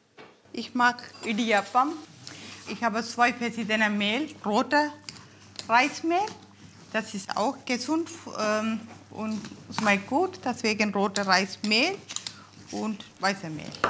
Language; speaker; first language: German; non-native, learner; Tamil